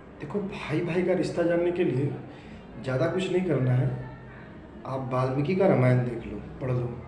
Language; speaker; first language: Hindi; native; Hindi